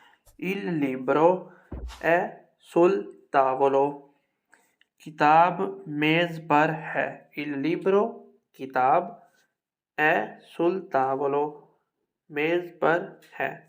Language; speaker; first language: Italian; non-native, fluent; Urdu